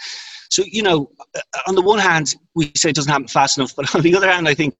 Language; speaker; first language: English; native; English